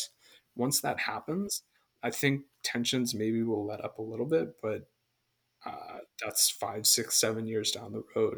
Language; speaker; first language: English; native; English